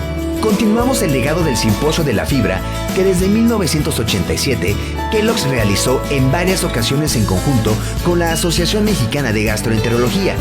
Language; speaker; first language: Spanish; native; Spanish